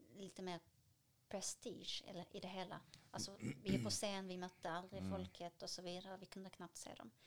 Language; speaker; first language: Swedish; early bilingual, other home language; Arabic